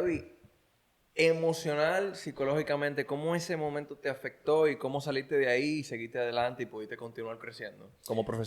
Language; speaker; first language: Spanish; native; Spanish